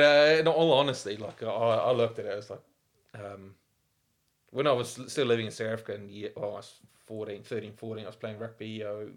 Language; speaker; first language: English; non-native, local second language; Afrikaans